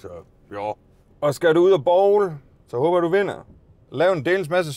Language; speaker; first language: Danish; native; Danish